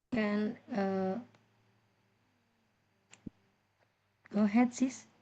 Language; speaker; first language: English; non-native, learner; Indonesian